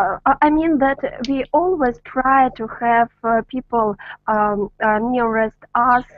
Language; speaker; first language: English; non-native, learner; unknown